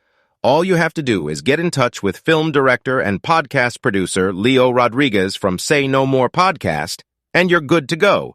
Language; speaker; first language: English; native; English